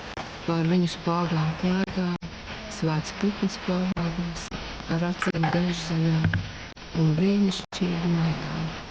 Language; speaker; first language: Latvian; native; Latvian